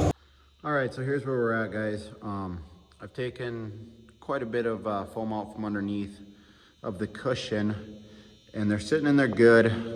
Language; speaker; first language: English; native; English